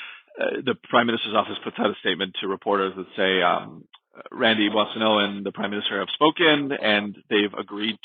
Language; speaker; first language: English; native; English